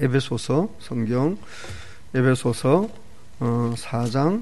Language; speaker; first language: Korean; native; Korean